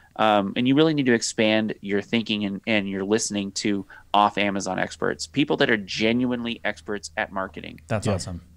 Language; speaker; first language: English; native; English